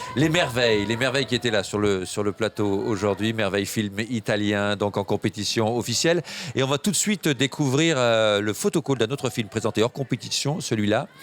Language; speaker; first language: French; native; French